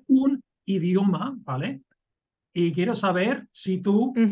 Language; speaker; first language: Spanish; non-native, fluent; English